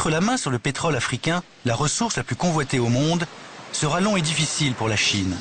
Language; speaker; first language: French; native; French